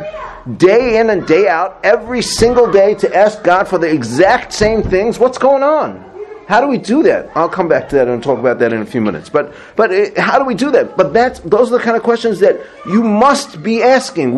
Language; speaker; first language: English; native; English